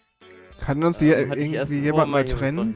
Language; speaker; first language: German; native; German